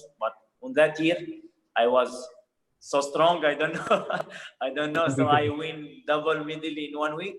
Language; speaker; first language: English; non-native, fluent; Arabic